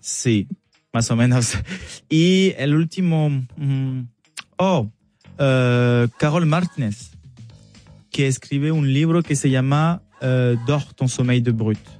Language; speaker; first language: Spanish; non-native, learner; French